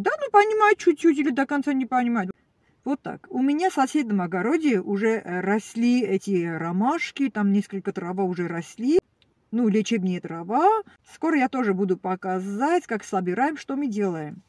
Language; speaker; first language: Russian; non-native, learner; Armenian